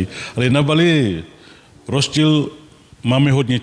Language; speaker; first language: Czech; non-native, learner; Balinese